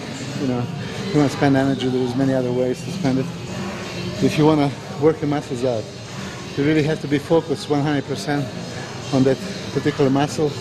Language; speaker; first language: English; non-native, fluent; Serbian